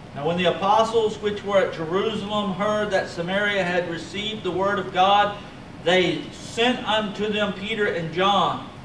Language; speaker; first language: English; native; English